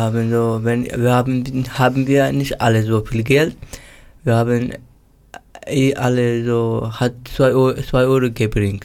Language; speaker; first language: German; non-native, learner; Turkish